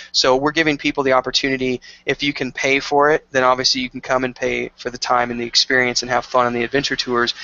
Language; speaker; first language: English; native; English